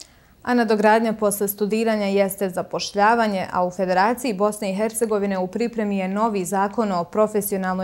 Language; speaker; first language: Serbian; native; Serbian